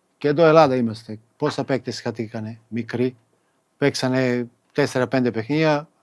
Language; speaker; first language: Greek; non-native, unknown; Serbian